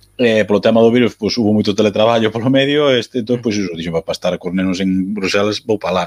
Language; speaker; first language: Galician; native; Galician